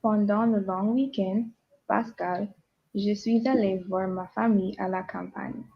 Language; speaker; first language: French; non-native, learner; English